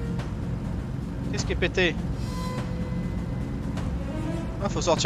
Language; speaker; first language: French; native; French